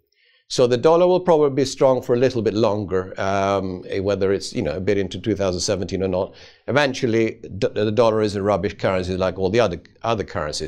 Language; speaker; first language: English; non-native, fluent; Swedish